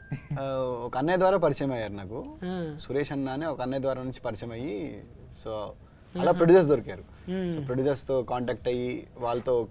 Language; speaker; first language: Telugu; native; Telugu